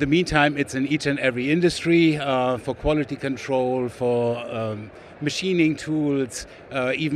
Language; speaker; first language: English; non-native, fluent; German